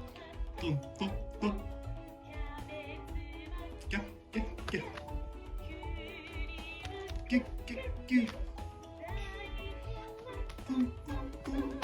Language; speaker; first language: Japanese; native; Japanese